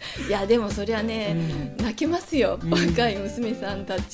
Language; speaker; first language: Japanese; native; Japanese